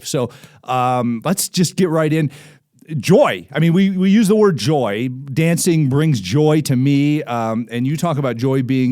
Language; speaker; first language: English; native; English